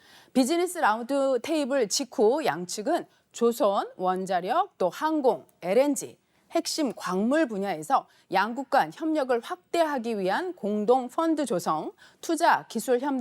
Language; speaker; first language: Korean; native; Korean